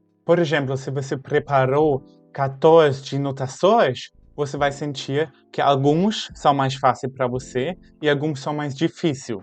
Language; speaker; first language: Portuguese; non-native, fluent; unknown